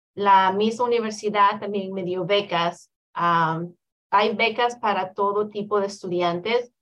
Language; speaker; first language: Spanish; native; Spanish